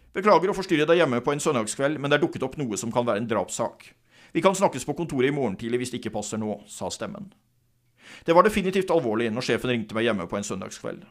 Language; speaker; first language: Norwegian; native; Norwegian